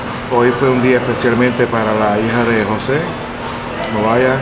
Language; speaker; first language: Spanish; early bilingual, heritage; Spanish